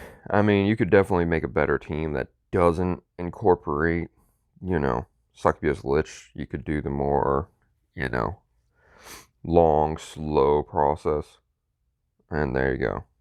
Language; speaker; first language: English; native; English